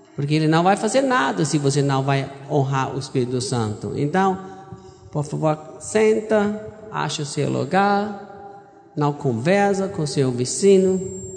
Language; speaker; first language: Portuguese; non-native, learner; German